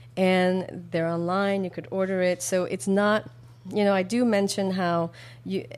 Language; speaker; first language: English; early bilingual, other home language; Korean